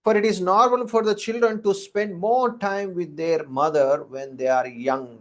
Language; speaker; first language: English; non-native, local second language; Telugu